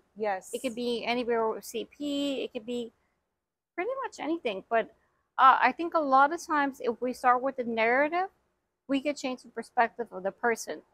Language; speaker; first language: English; native; English